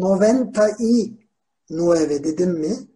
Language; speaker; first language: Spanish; non-native, fluent; Turkish